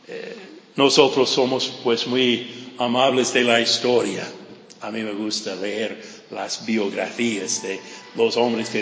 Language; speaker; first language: Spanish; non-native, fluent; English